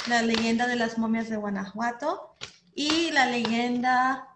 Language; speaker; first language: Spanish; early bilingual, heritage; Spanish